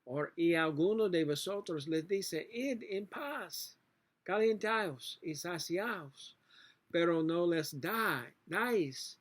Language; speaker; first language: Spanish; non-native, learner; English